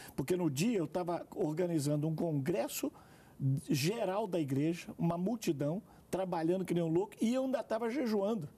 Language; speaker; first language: Portuguese; native; Portuguese